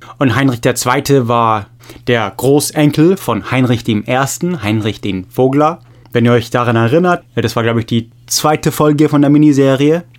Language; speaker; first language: German; non-native, fluent; English